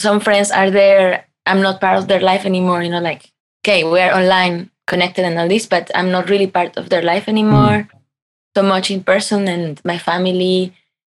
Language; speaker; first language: English; non-native, fluent; Spanish